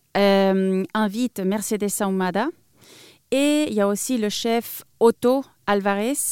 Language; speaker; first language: French; non-native, fluent; Spanish